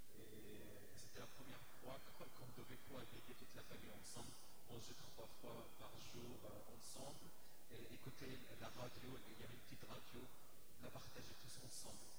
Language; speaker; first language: French; non-native, fluent; Arabic